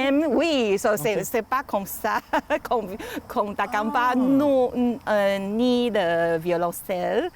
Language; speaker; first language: French; non-native, learner; Chinese